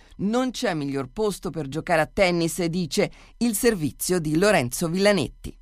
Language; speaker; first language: Italian; native; Italian